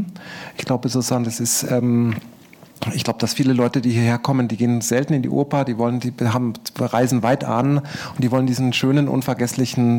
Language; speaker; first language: German; native; German